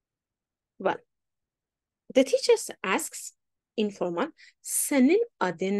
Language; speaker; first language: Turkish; non-native, fluent; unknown